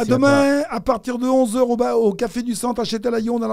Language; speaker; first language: French; native; French